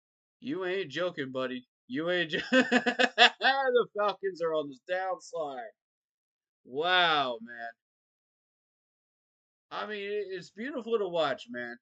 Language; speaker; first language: English; native; English